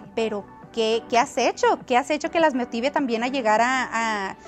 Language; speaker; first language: Spanish; native; Spanish